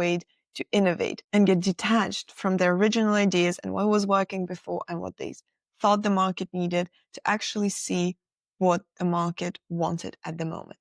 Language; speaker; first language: English; non-native, fluent; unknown